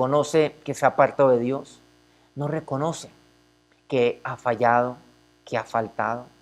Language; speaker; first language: Spanish; native; Spanish